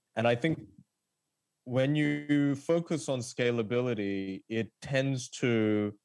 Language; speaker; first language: English; early bilingual, other home language; Korean